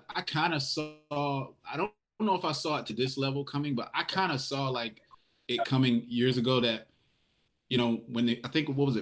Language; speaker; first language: English; native; English